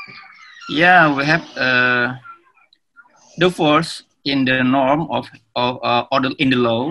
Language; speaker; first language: English; non-native, learner; Indonesian